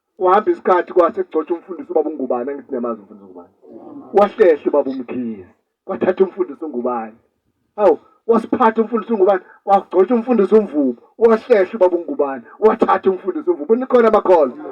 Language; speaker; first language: Zulu; native; Zulu